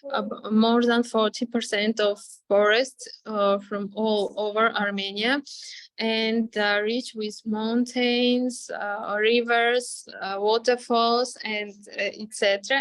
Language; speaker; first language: English; non-native, fluent; Armenian